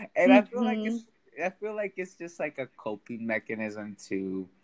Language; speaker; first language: English; early bilingual, other home language; Spanish